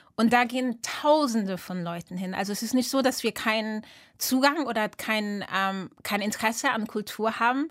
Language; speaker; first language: German; early bilingual, other home language; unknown